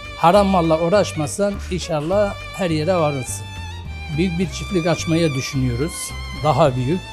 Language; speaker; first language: Turkish; native; Turkish